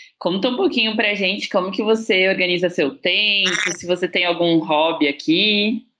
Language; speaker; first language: Portuguese; native; Portuguese